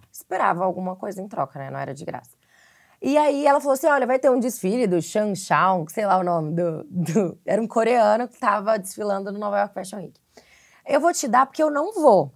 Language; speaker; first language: Portuguese; native; Portuguese